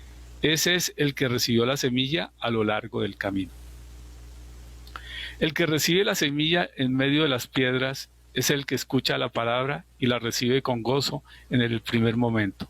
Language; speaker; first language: Spanish; native; Spanish